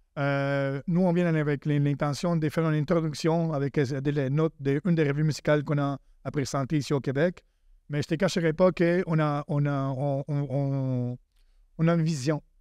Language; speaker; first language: French; non-native, fluent; Spanish